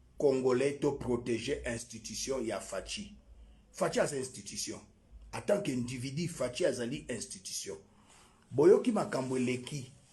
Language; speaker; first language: Lingala; non-native, local second language; Luba-Lulua